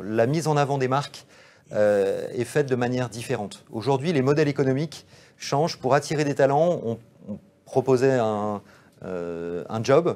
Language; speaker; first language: French; native; French